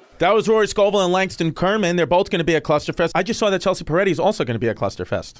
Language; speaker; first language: English; native; English